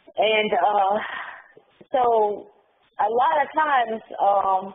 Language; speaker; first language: English; native; English